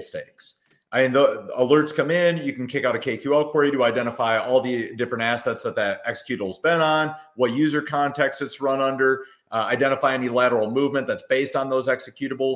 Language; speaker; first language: English; native; English